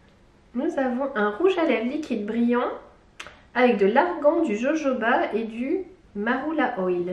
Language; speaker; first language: French; native; French